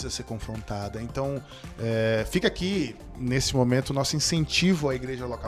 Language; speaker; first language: Portuguese; native; Portuguese